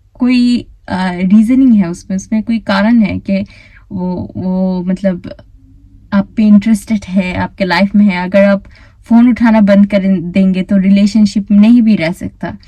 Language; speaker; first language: Hindi; non-native, fluent; Bangla